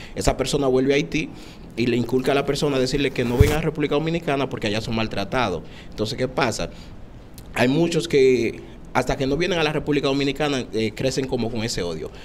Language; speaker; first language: Spanish; non-native, fluent; Haitian Creole